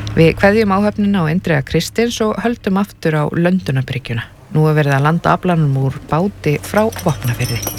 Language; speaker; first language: Icelandic; native; Icelandic